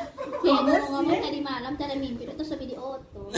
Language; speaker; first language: Indonesian; native; Indonesian